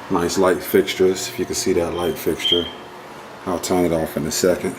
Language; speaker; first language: English; native; English